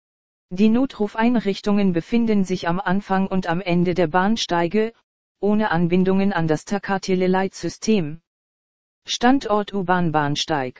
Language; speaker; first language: German; native; German